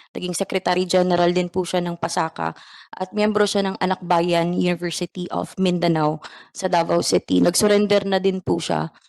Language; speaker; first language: Filipino; non-native, local second language; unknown